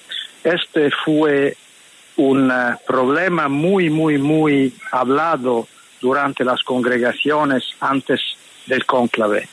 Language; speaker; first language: Spanish; non-native, fluent; Italian